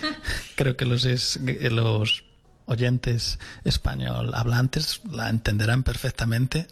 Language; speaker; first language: Spanish; non-native, local second language; Galician